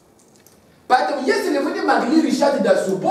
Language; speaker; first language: Russian; non-native, learner; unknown